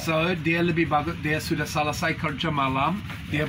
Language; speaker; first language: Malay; non-native, learner; English